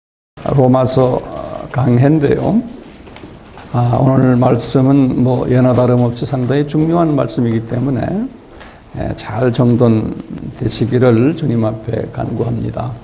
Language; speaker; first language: Korean; native; Korean